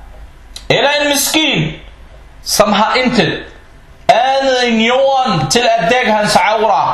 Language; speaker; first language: Danish; non-native, fluent; Arabic